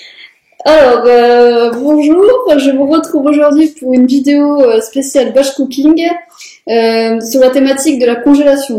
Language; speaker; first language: French; native; French